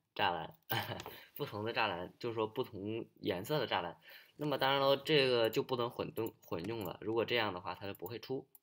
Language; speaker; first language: Chinese; early bilingual, heritage; Chinese